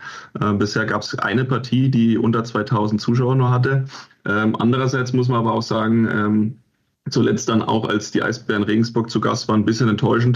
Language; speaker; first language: German; native; German